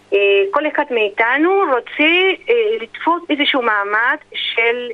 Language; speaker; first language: Hebrew; non-native, fluent; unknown